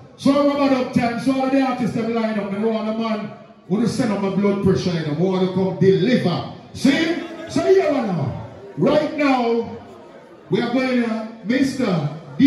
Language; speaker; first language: English; native; English